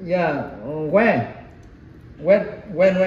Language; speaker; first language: English; non-native, learner; Vietnamese